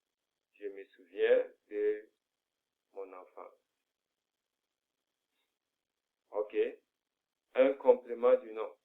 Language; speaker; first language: French; non-native, fluent; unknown